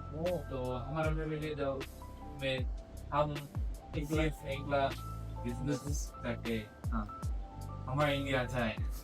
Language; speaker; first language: Hindi; non-native, local second language; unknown